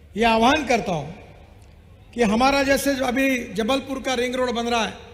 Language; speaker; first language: Hindi; non-native, local second language; Marathi